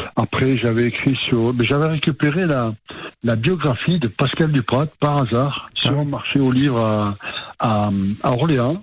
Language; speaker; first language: French; native; French